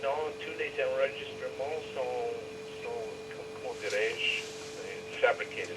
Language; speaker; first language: French; non-native, learner; English